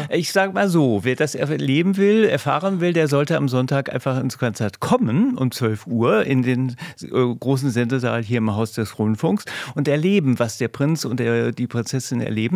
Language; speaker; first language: German; native; German